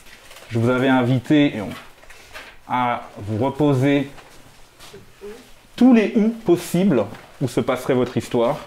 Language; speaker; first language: French; native; French